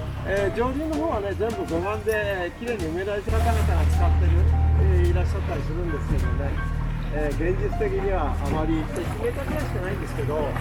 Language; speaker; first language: Japanese; native; Japanese